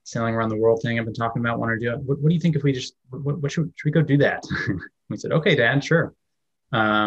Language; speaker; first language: English; native; English